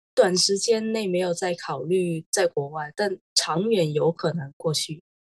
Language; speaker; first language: Chinese; non-native, local second language; Cantonese